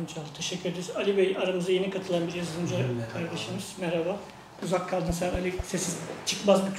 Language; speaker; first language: Turkish; native; Turkish